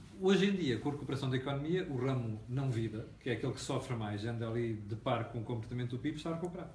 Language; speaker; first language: Portuguese; native; Portuguese